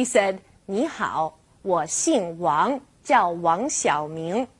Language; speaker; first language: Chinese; non-native, fluent; English